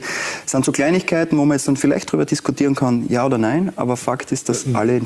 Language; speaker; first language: German; native; German